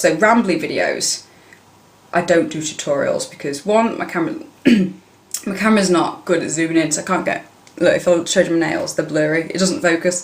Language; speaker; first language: English; native; English